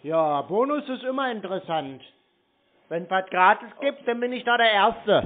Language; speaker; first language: German; native; German